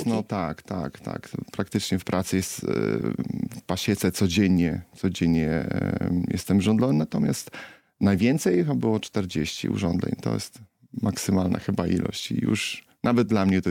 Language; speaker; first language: Polish; native; Polish